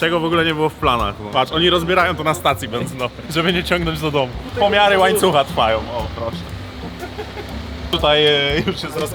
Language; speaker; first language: Polish; native; Polish